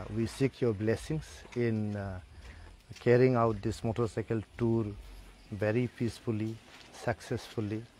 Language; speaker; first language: English; non-native, local second language; Bodo